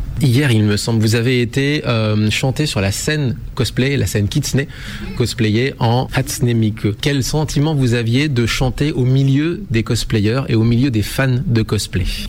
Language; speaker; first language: French; native; French